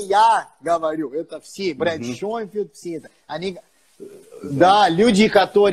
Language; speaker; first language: Russian; non-native, fluent; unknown